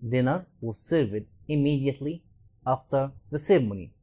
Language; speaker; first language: English; non-native, fluent; Arabic